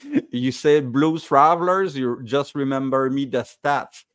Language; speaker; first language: English; non-native, learner; French